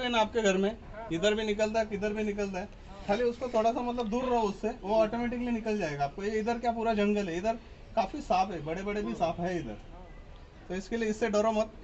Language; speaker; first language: Hindi; non-native, local second language; Marathi